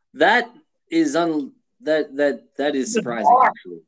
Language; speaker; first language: English; native; English